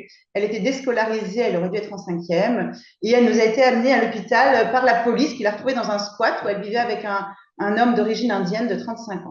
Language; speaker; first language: French; native; French